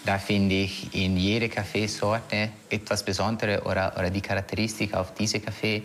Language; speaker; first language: German; non-native, fluent; Italian